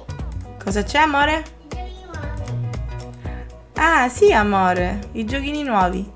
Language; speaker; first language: Italian; native; Italian